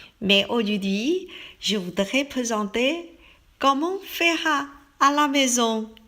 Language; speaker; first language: French; non-native, learner; Chinese